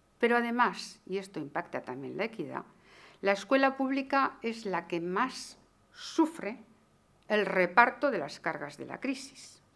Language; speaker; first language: Spanish; native; Spanish